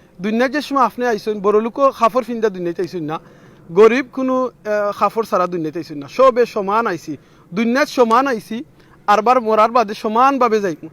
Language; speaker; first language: Bangla; native; Bangla